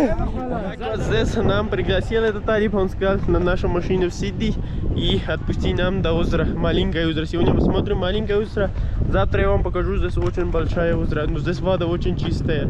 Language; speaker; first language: Russian; non-native, learner; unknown